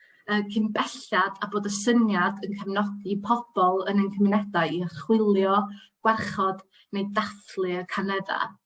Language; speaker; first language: Welsh; native; Welsh